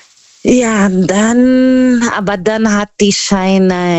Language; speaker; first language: German; non-native, fluent; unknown